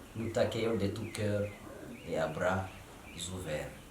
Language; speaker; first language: French; non-native, local second language; Swahili